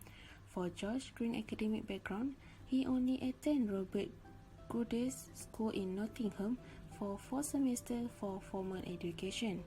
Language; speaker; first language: English; non-native, local second language; Malay